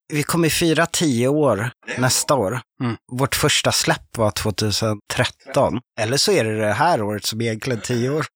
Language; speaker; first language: Swedish; non-native, fluent; French